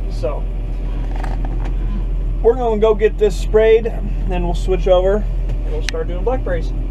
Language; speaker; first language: English; native; English